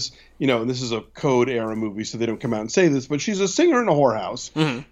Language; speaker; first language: English; native; English